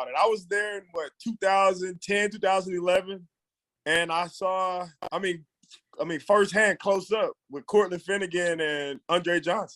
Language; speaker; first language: English; native; English